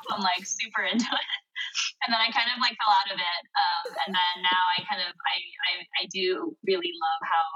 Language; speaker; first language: English; non-native, local second language; Korean